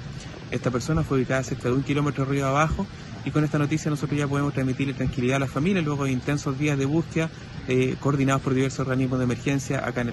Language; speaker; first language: Spanish; native; Spanish